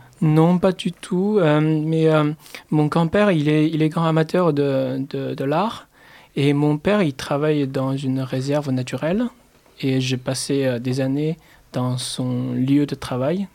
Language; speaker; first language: French; non-native, fluent; Chinese